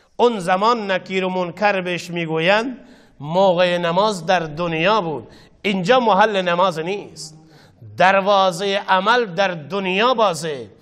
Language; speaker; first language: Persian; non-native, local second language; Baluchi